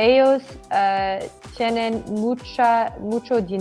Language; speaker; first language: Spanish; non-native, learner; English